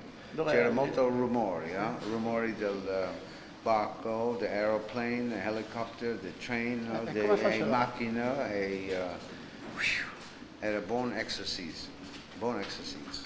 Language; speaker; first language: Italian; non-native, learner; English